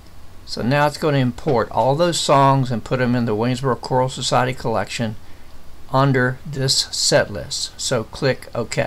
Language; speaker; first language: English; native; English